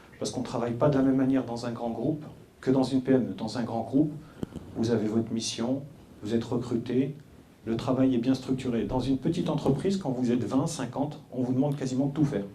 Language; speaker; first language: French; early bilingual, other home language; Arabic